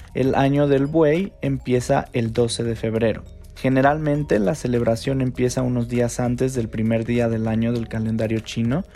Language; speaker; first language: Spanish; non-native, fluent; Chinese